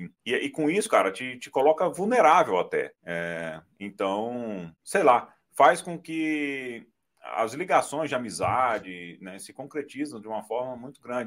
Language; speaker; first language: Portuguese; native; Portuguese